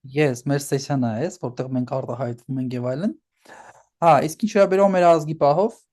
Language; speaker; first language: Armenian; early bilingual, heritage; Armenian